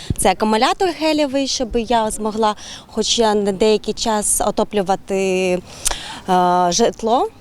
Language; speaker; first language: Ukrainian; native; Ukrainian